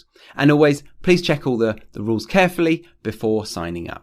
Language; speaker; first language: English; native; English